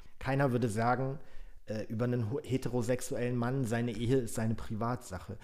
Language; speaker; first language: German; early bilingual, other home language; Polish